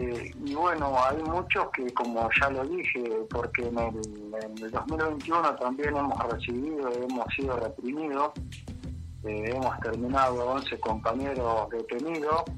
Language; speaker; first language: Spanish; native; Spanish